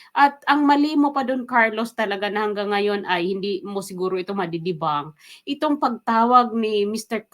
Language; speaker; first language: Filipino; non-native, local second language; Waray